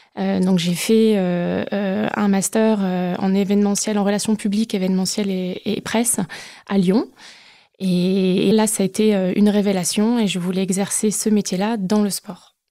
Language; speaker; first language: French; native; French